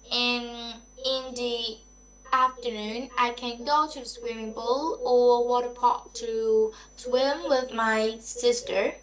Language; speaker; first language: English; non-native, learner; Vietnamese